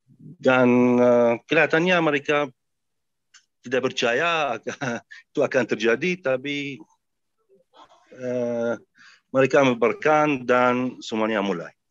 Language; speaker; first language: Indonesian; non-native, fluent; Arabic